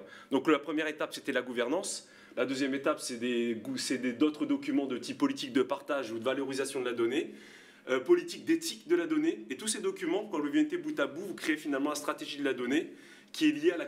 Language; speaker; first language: French; native; French